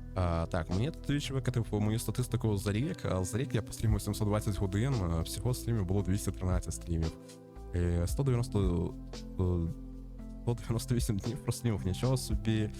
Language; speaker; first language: Ukrainian; non-native, local second language; Russian